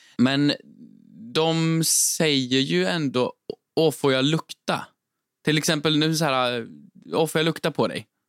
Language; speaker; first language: Swedish; native; Swedish